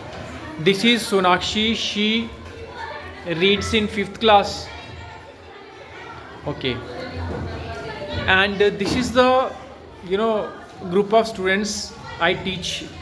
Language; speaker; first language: English; non-native, local second language; Hindi